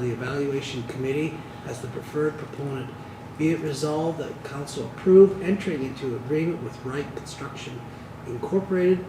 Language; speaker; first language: English; native; English